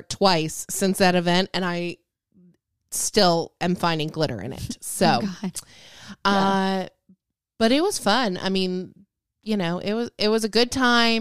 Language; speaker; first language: English; native; English